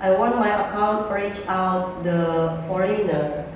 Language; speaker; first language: English; non-native, learner; Indonesian